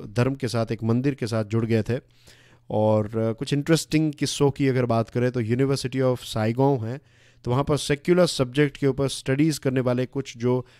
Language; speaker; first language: Hindi; non-native, local second language; Gujarati